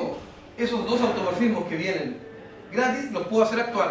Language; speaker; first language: Spanish; native; Spanish